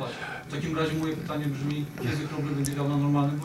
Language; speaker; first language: Polish; native; Polish